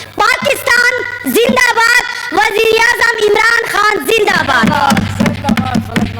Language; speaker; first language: Urdu; non-native, local second language; Khowar